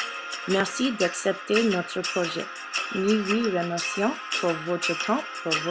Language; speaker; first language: French; non-native, learner; English